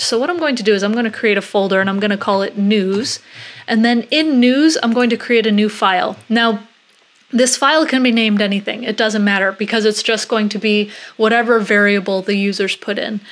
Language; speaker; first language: English; native; English